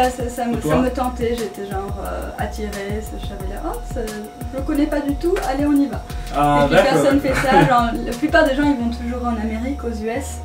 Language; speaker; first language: French; native; French